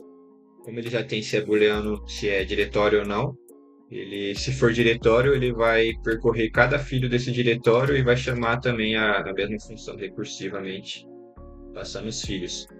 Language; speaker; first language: Portuguese; native; Portuguese